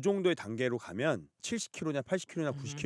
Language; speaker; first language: Korean; native; Korean